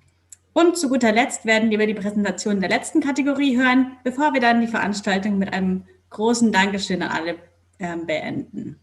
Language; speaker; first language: German; native; German